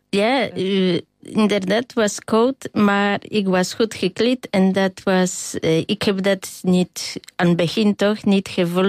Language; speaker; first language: Dutch; non-native, learner; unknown